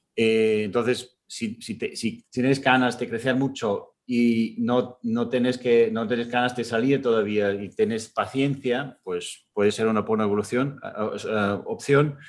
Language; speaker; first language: Spanish; non-native, fluent; German